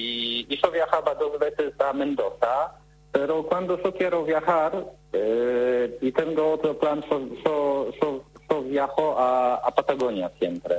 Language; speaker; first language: Spanish; non-native, learner; Polish